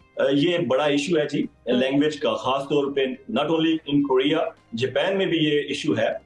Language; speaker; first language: Urdu; non-native, local second language; Punjabi